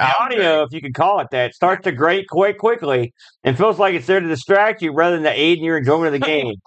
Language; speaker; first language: English; native; English